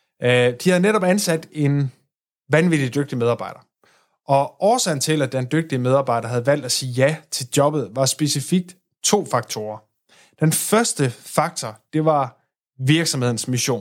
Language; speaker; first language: Danish; native; Danish